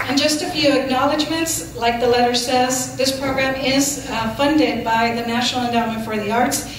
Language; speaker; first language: English; early bilingual, other home language; Spanish